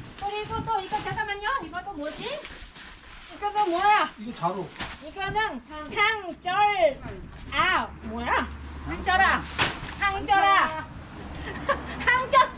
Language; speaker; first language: Korean; non-native, learner; Vietnamese